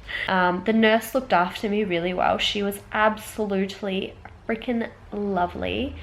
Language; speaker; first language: English; native; English